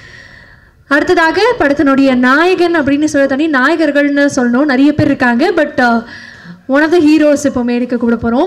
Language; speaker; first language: Tamil; native; Tamil